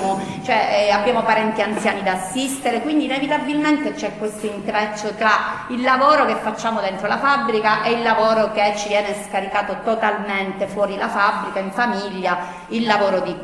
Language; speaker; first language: Italian; native; Italian